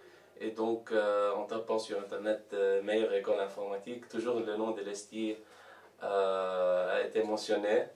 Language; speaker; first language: French; non-native, local second language; Arabic